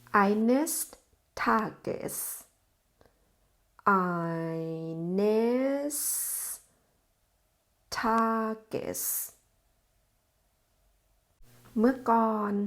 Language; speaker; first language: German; non-native, fluent; Thai